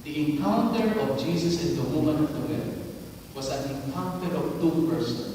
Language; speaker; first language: English; non-native, local second language; Filipino